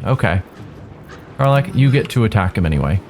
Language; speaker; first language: English; native; English